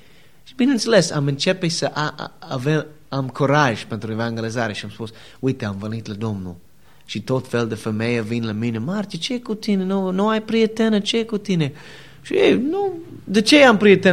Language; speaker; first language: Romanian; non-native, learner; English